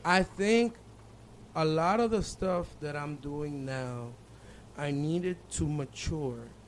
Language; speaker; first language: English; native; English